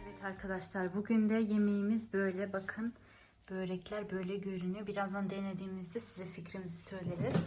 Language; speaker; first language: Turkish; early bilingual, heritage; Turkish